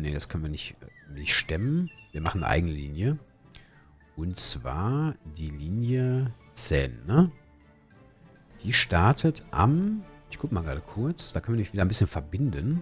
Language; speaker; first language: German; native; German